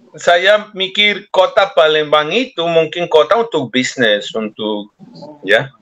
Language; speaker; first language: Indonesian; non-native, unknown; Spanish